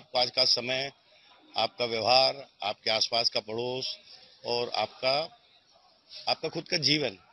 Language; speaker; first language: Hindi; native; Hindi